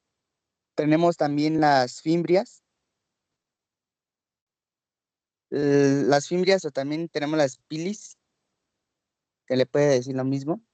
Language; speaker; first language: Spanish; native; Spanish